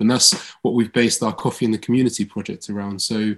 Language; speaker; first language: English; native; English